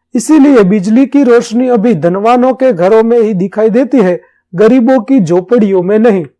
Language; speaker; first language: Hindi; non-native, local second language; Gujarati